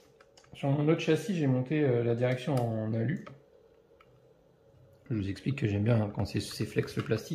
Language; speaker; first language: French; native; French